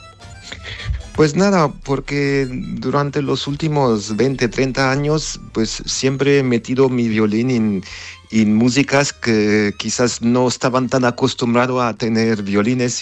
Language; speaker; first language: Spanish; non-native, fluent; Armenian